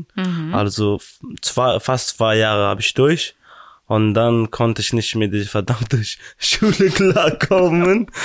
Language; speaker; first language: German; non-native, fluent; Persian